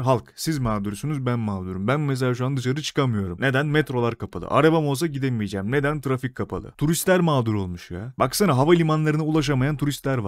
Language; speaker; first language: Turkish; native; Turkish